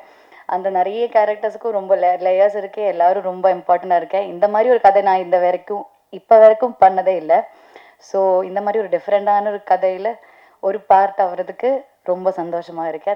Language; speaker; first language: Tamil; non-native, fluent; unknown